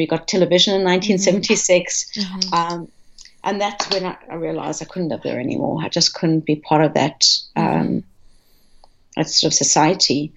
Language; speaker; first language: English; native; English